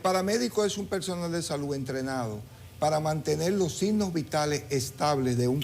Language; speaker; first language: Spanish; native; Spanish